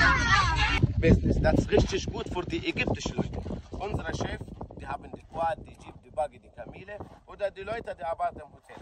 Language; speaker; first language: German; non-native, learner; Arabic